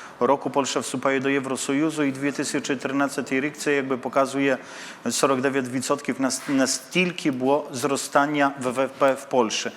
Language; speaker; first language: Polish; non-native, learner; Ukrainian